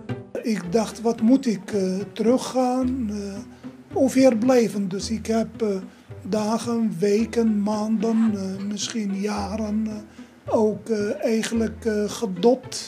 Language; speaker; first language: Dutch; non-native, fluent; Arabic